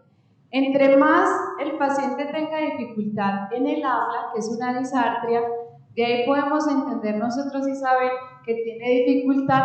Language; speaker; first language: Spanish; native; Spanish